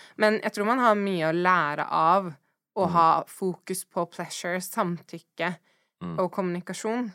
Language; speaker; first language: Norwegian; early bilingual, other home language; English